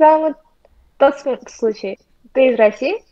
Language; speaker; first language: Russian; non-native, learner; Armenian